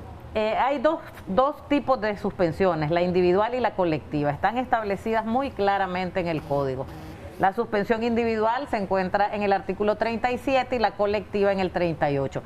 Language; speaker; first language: Spanish; native; Spanish